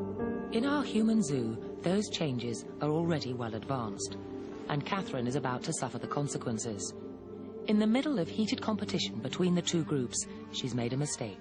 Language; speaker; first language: English; native; English